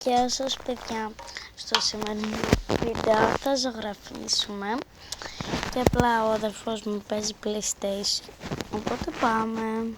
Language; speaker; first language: Greek; native; Greek